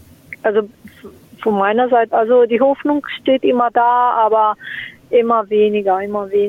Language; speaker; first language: German; non-native, fluent; Italian